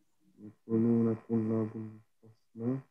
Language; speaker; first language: Arabic; non-native, learner; French